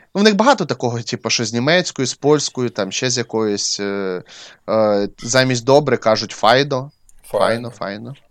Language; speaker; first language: Ukrainian; non-native, local second language; Russian